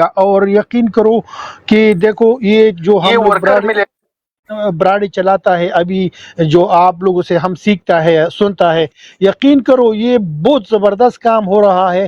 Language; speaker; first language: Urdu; non-native, local second language; Pashto